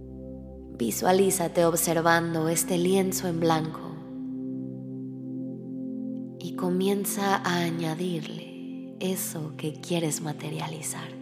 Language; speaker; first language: Spanish; native; Spanish